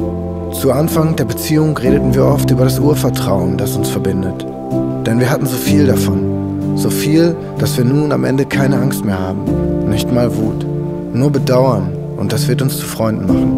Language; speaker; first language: German; native; German